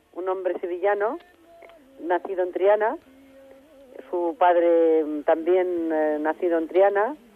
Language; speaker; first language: Spanish; native; Spanish